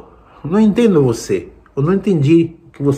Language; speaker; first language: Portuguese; non-native, fluent; Spanish